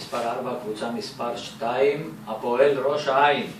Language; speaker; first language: Hebrew; native; Hebrew